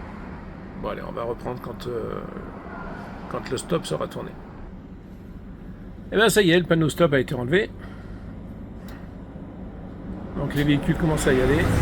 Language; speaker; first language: French; native; French